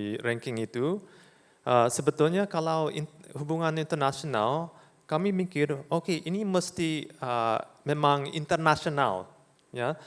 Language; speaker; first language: Indonesian; non-native, fluent; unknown